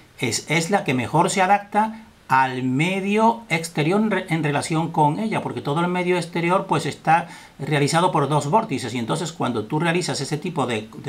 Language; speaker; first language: Spanish; native; Spanish